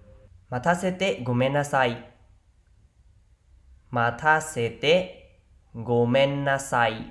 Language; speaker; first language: Japanese; non-native, fluent; Khmer